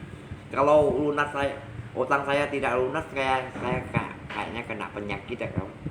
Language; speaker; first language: Indonesian; non-native, local second language; Hakka Chinese